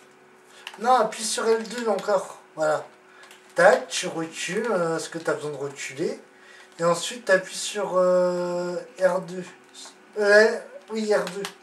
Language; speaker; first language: French; native; French